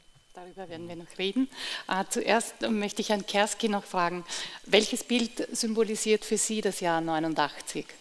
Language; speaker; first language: German; native; German